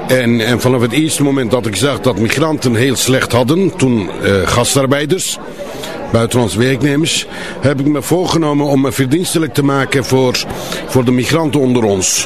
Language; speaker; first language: Dutch; non-native, fluent; Turkish